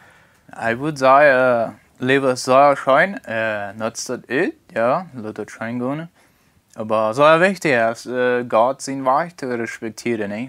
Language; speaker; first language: German; non-native, local second language; Plautdietsch